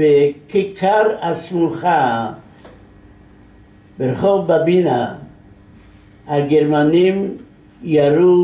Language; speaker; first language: Hebrew; non-native, fluent; Yiddish